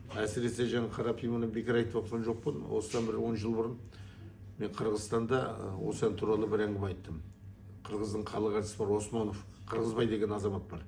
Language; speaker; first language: Kazakh; native; Kazakh